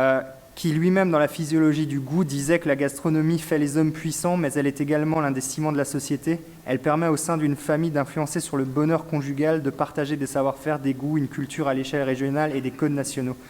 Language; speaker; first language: French; native; French